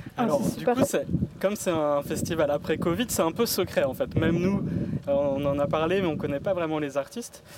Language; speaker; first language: French; native; French